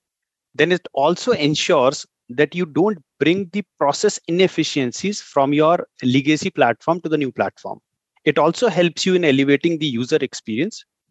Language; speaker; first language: English; non-native, local second language; Hindi